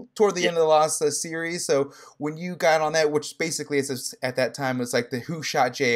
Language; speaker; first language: English; native; English